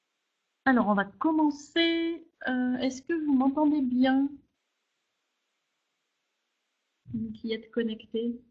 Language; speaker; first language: French; native; French